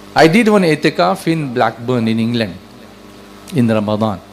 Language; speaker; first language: English; non-native, local second language; Urdu